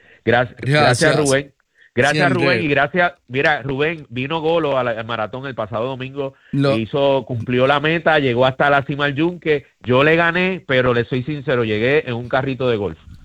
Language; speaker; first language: Spanish; native; Spanish